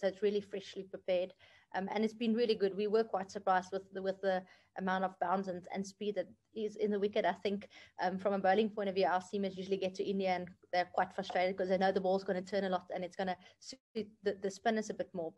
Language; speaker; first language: English; non-native, local second language; Afrikaans